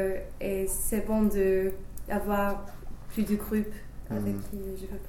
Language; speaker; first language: French; non-native, fluent; English